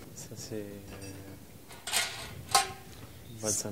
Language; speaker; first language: French; non-native, fluent; Spanish